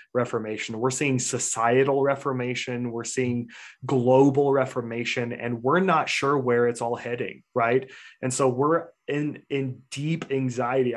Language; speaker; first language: English; native; English